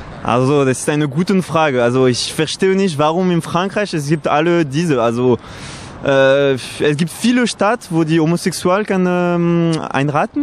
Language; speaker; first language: German; non-native, learner; French